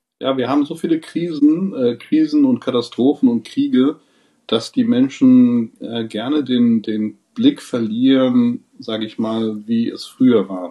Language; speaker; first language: German; non-native, fluent; English